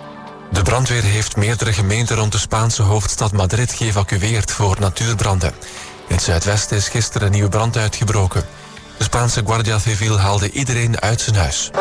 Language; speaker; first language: Dutch; native; Dutch